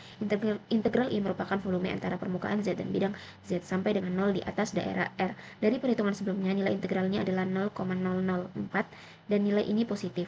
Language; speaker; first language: Indonesian; native; Indonesian